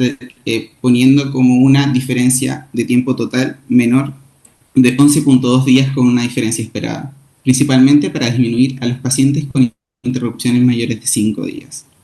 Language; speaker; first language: Spanish; native; Spanish